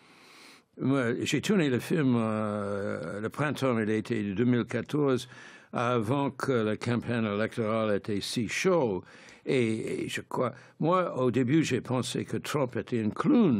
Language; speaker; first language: French; non-native, fluent; English